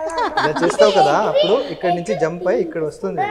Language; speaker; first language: Telugu; non-native, learner; Kannada